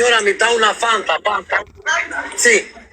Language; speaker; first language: Italian; non-native, fluent; Albanian